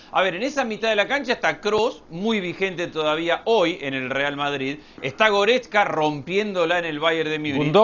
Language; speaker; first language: Spanish; native; Spanish